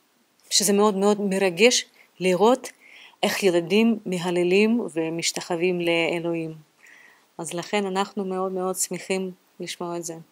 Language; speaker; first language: Hebrew; non-native, fluent; Russian